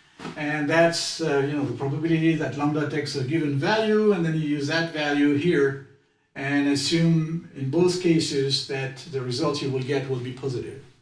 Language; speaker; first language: English; non-native, fluent; French